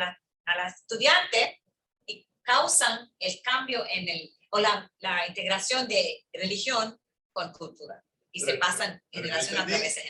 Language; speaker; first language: Spanish; early bilingual, heritage; English